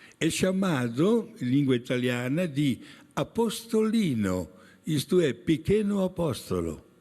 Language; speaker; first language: Portuguese; non-native, fluent; Italian